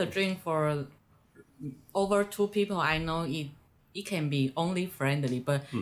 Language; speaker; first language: English; non-native, learner; Chinese